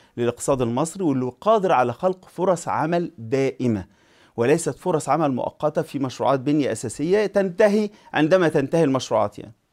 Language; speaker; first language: Arabic; native; Arabic